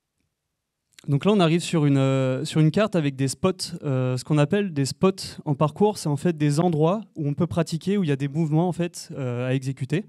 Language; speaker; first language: French; native; French